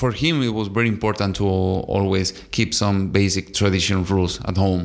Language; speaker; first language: English; non-native, fluent; Spanish